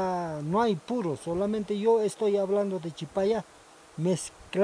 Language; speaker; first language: Spanish; non-native, local second language; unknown